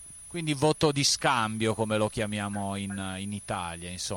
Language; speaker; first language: Italian; native; Italian